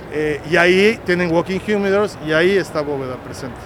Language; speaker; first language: Spanish; native; Spanish